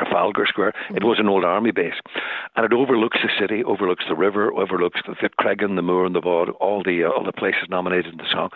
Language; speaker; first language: English; native; English